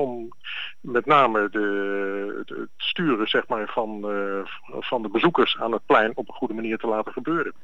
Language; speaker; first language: Dutch; native; Dutch